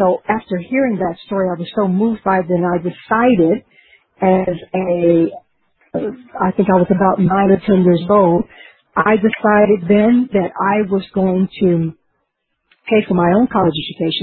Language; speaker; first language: English; native; English